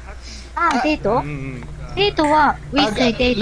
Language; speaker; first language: English; non-native, learner; Japanese